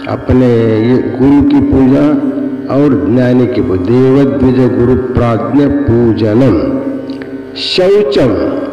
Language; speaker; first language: Hindi; non-native, local second language; Kannada